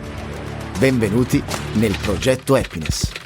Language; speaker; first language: Italian; native; Italian